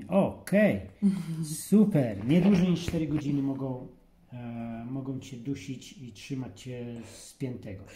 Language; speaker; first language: Polish; native; Polish